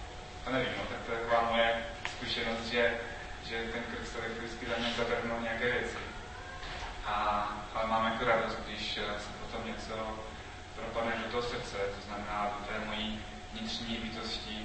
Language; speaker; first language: Czech; non-native, fluent; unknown